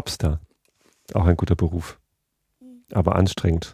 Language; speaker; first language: German; native; German